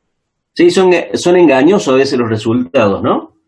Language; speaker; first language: Spanish; native; Spanish